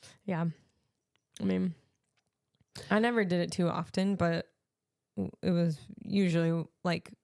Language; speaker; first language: English; native; English